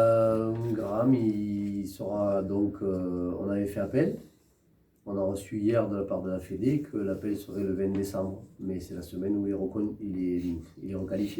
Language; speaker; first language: French; native; French